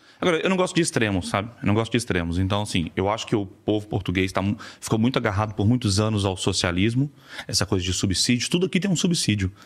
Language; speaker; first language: Portuguese; native; Portuguese